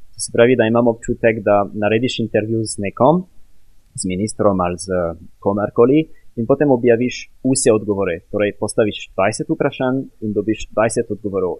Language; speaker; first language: Slovenian; non-native, fluent; French